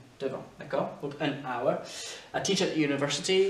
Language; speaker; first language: English; native; English